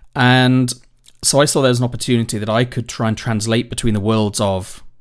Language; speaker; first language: English; native; English